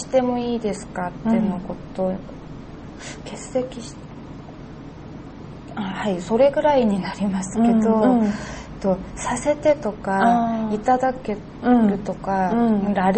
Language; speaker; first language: Japanese; non-native, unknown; Korean